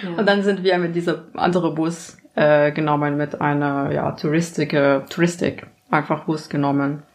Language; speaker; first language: German; non-native, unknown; Arabic